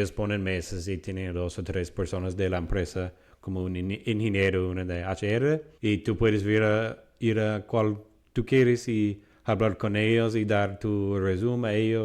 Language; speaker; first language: Spanish; non-native, fluent; English